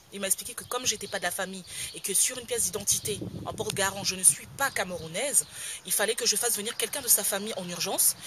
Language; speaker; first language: French; native; French